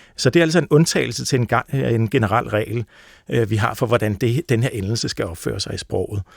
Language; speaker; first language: Danish; native; Danish